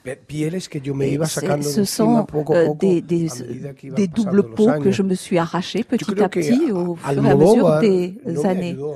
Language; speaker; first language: French; non-native, fluent; Spanish